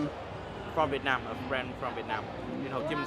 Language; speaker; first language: English; non-native, learner; Vietnamese